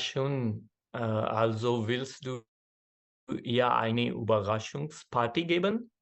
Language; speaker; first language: German; non-native, learner; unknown